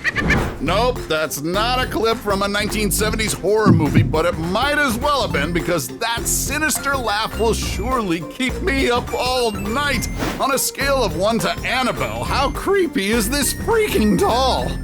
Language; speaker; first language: English; native; English